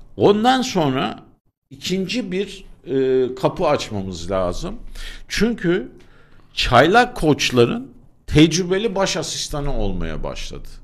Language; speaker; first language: Turkish; native; Turkish